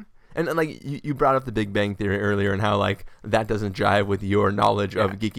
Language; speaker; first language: English; native; English